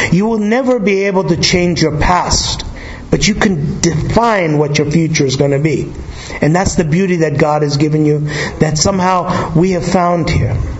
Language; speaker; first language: English; native; English